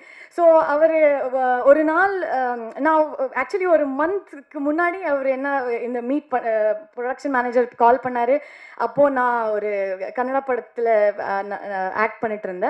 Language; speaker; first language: Tamil; non-native, learner; Kannada